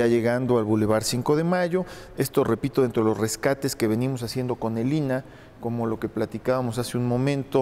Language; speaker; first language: Spanish; native; Spanish